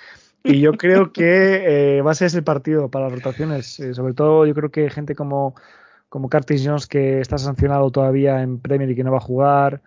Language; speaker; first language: Spanish; native; Spanish